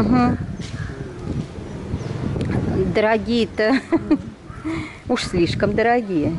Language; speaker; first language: Russian; native; Russian